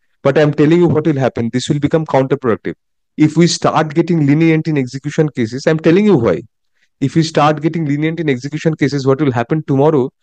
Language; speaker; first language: English; non-native, local second language; Bangla